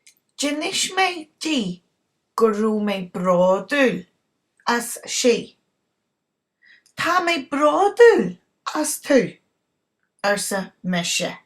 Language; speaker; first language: Irish; non-native, local second language; English